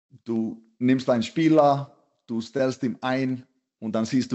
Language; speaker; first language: German; non-native, fluent; Icelandic